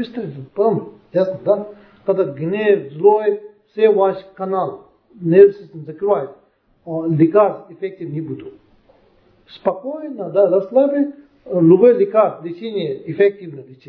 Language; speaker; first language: Russian; non-native, learner; Tibetan